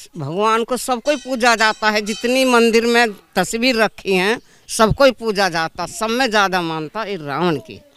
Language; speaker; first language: Hindi; native; Hindi